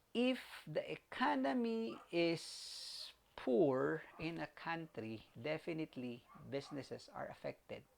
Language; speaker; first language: English; non-native, local second language; Filipino